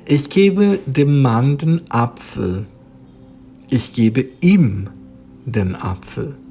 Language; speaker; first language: German; non-native, fluent; Portuguese